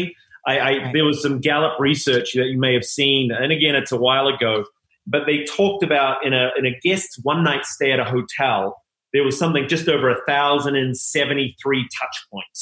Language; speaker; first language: English; native; English